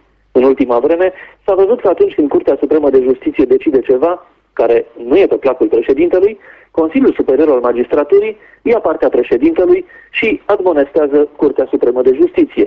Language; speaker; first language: Romanian; native; Romanian